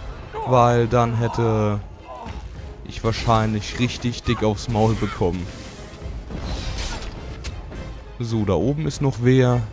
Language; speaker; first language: German; native; German